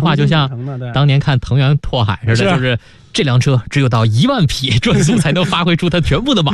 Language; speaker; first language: Chinese; native; Chinese